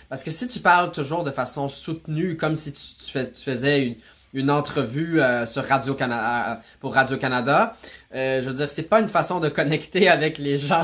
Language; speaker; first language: French; native; French